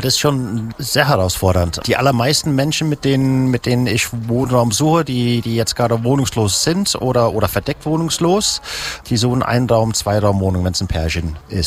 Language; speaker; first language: German; native; German